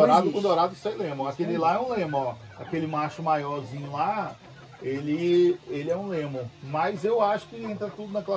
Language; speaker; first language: Portuguese; native; Portuguese